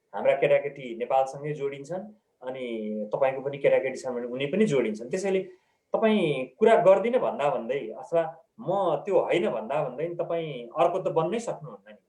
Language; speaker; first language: Nepali; native; Nepali